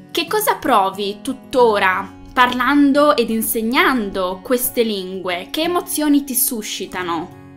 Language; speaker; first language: Italian; native; Italian